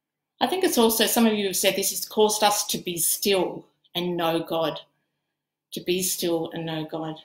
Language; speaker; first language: English; native; English